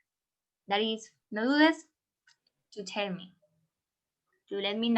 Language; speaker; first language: English; non-native, learner; Spanish